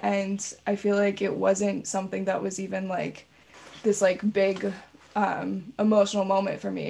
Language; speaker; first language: English; native; English